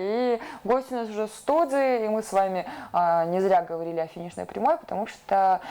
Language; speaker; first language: Russian; native; Russian